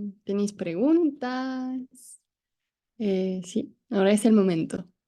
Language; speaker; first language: Spanish; non-native, fluent; French